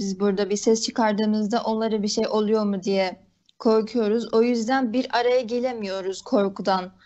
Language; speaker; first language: Turkish; early bilingual, other home language; Uyghur